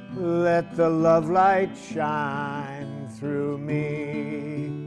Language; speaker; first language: English; native; English